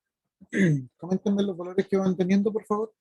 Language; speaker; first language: Spanish; native; Spanish